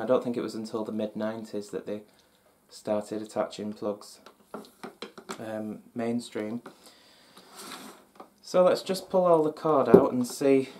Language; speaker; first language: English; native; English